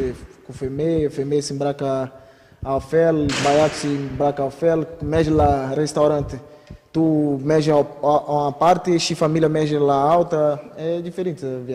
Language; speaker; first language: Romanian; non-native, learner; Portuguese